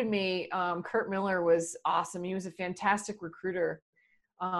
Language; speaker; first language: English; native; English